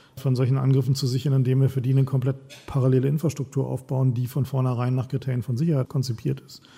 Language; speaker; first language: German; native; German